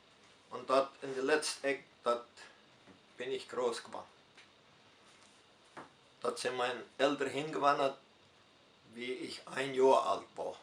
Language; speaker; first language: German; early bilingual, heritage; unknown